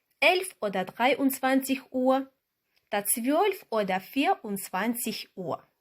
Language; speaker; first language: German; non-native, fluent; Ukrainian